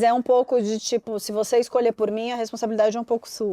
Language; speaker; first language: Portuguese; native; Portuguese